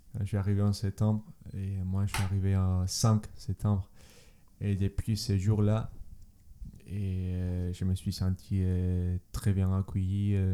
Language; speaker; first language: French; non-native, learner; Spanish